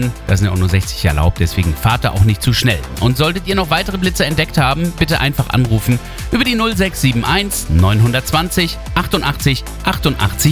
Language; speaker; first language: German; native; German